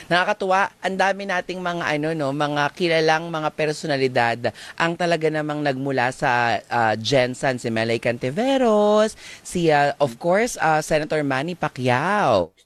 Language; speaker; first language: Filipino; native; Filipino